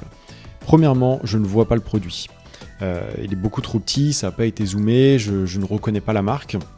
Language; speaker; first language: French; native; French